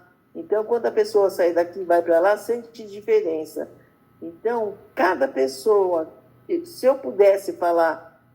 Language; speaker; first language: Portuguese; early bilingual, other home language; Arabic